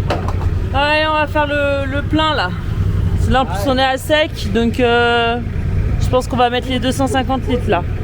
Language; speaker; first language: French; native; French